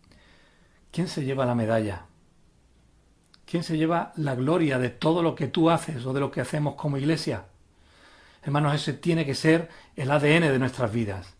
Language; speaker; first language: Spanish; native; Spanish